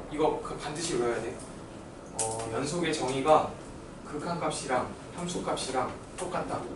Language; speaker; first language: Korean; native; Korean